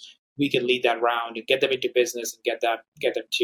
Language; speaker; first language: English; non-native, local second language; Hindi